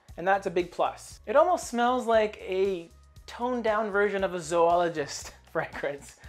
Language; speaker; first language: English; native; English